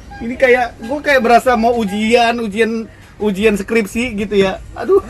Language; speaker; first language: Indonesian; native; Indonesian